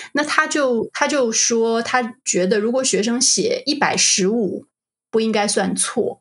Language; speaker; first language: Chinese; native; Chinese